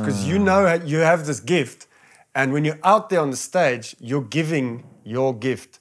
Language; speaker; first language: English; non-native, local second language; Afrikaans